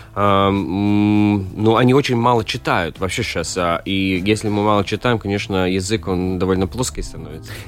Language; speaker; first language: Russian; non-native, local second language; Latvian